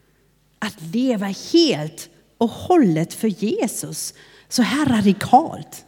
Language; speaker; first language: Swedish; non-native, fluent; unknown